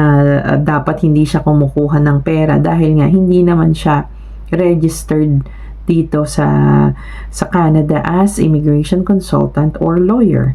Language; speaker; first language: Filipino; native; Filipino